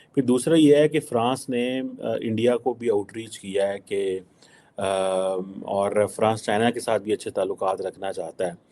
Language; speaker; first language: Urdu; native; Urdu